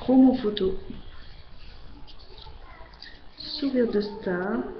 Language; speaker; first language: French; native; French